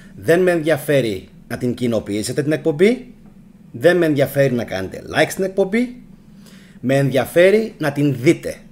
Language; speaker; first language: Greek; early bilingual, heritage; Greek